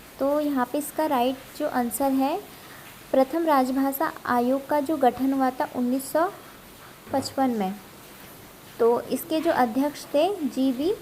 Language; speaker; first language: Hindi; native; Hindi